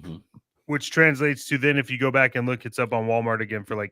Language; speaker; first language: English; native; English